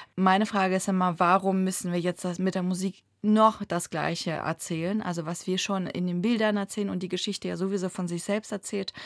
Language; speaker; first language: German; early bilingual, other home language; Russian